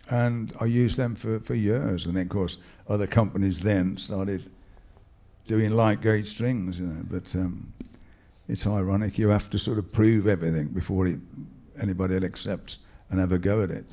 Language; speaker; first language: English; native; English